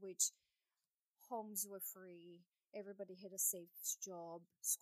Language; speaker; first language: English; non-native, fluent; Croatian